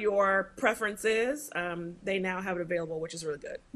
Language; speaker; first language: English; native; English